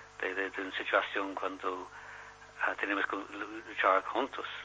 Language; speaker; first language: Spanish; non-native, learner; English